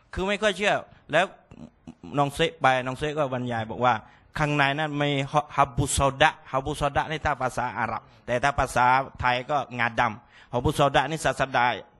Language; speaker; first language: Thai; non-native, local second language; Malay